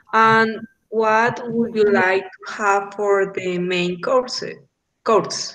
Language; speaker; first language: English; non-native, learner; Spanish